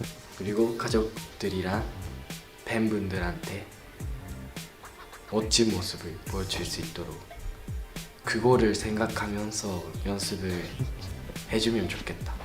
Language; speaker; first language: Korean; non-native, learner; Japanese